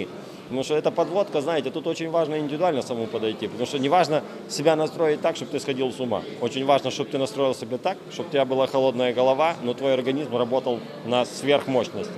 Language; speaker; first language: Russian; native; Russian